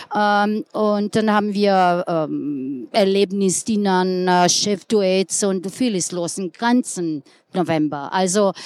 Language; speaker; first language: German; non-native, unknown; Slovenian